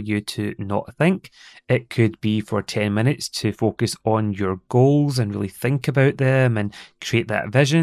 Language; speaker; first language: English; native; English